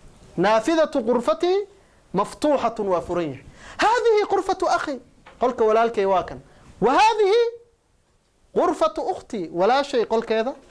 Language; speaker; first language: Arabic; non-native, local second language; Somali